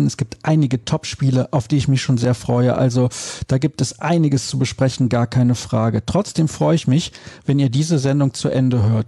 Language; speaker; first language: German; native; German